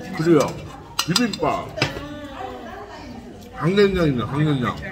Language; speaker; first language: Korean; native; Korean